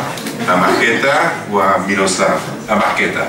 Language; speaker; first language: French; non-native, fluent; Czech